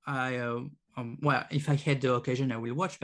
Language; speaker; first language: English; non-native, learner; French